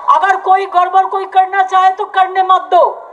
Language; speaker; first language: Hindi; non-native, local second language; Bangla